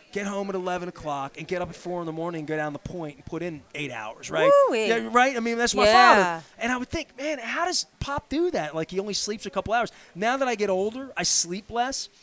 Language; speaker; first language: English; native; English